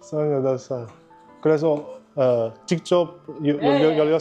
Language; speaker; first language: Korean; non-native, learner; English